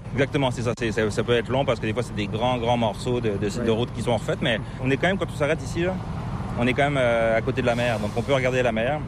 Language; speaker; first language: French; native; French